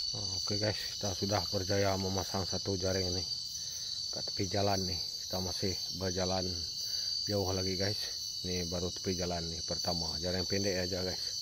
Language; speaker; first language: Malay; non-native, local second language; Iban